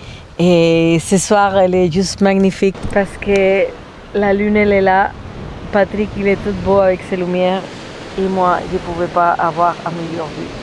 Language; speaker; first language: French; non-native, fluent; Spanish